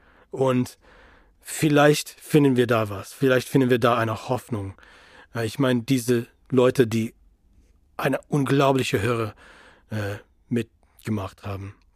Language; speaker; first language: German; non-native, fluent; English